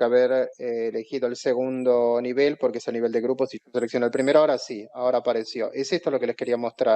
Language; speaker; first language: Spanish; non-native, fluent; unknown